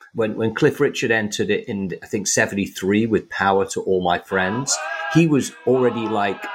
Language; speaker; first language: English; native; English